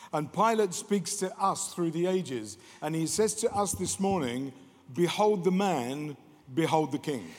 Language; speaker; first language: English; native; English